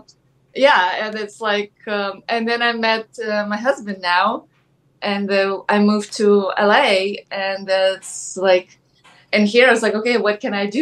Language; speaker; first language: English; non-native, fluent; Ukrainian